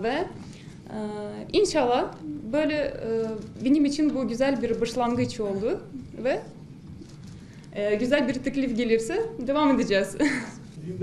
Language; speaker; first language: Turkish; non-native, learner; Russian